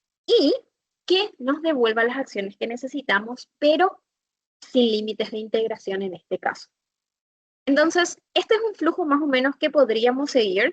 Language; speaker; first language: Spanish; native; Spanish